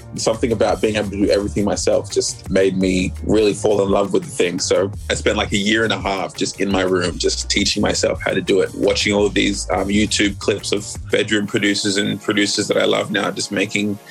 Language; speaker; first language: English; native; English